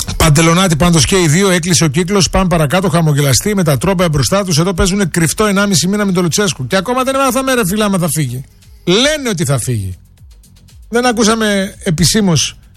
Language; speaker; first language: Greek; early bilingual, other home language; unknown